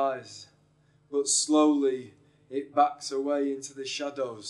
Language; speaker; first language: English; native; English